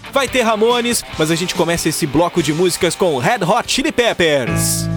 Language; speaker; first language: Portuguese; native; Portuguese